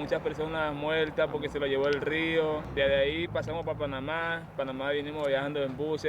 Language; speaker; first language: Spanish; native; Spanish